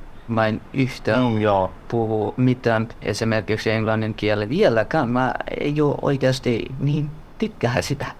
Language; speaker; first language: Finnish; non-native, learner; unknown